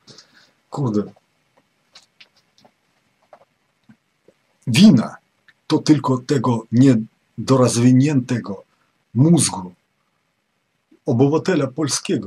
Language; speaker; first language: Polish; non-native, fluent; Ukrainian